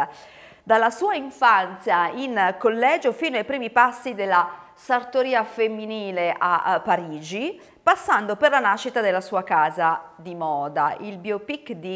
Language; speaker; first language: Italian; native; Italian